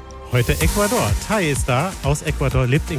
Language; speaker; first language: German; native; German